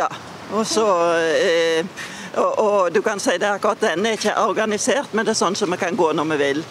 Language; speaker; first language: Norwegian; native; Norwegian